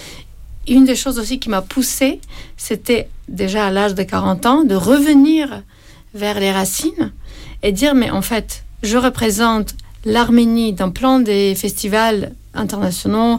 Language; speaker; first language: French; non-native, fluent; Armenian